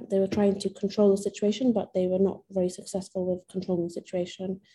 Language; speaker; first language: English; non-native, fluent; Persian